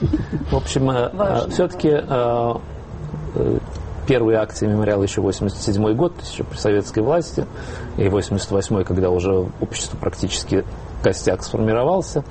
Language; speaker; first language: Russian; native; Russian